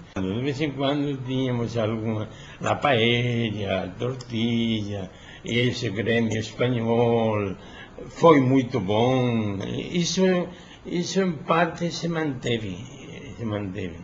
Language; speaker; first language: Portuguese; non-native, fluent; Spanish